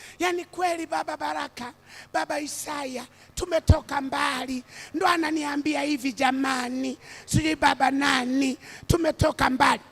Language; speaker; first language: Swahili; native; Swahili